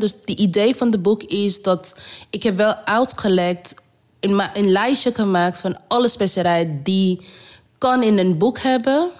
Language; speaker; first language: Dutch; non-native, learner; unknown